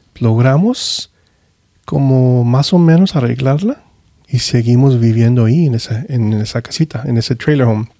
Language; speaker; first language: Spanish; early bilingual, heritage; Spanish